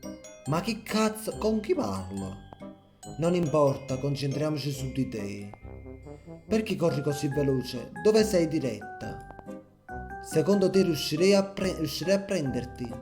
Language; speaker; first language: Italian; native; Italian